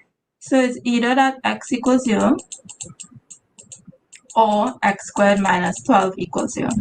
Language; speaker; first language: English; native; English